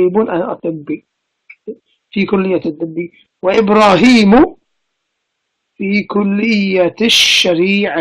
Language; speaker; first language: Arabic; non-native, fluent; English